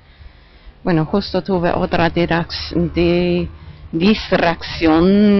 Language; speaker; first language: Spanish; non-native, learner; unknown